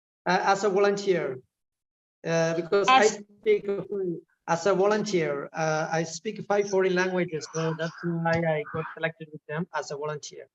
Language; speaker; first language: English; non-native, local second language; Malayalam